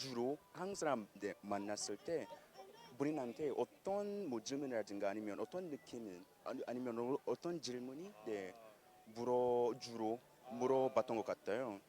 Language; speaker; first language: Korean; non-native, learner; English